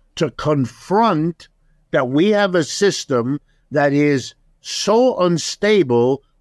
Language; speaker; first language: English; early bilingual, other home language; German